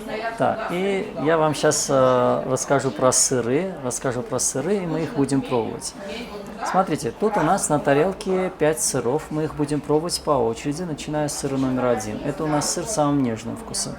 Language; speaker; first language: Russian; native; Russian